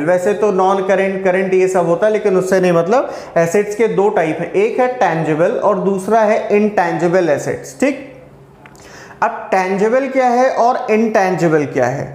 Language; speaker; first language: Hindi; native; Hindi